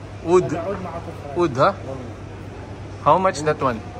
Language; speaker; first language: English; non-native, local second language; Filipino